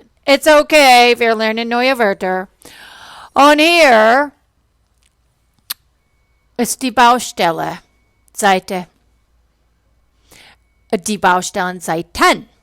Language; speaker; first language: German; non-native, fluent; English